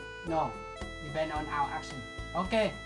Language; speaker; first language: English; non-native, local second language; Vietnamese